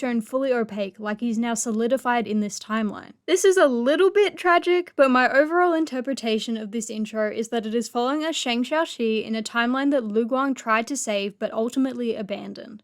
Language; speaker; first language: English; native; English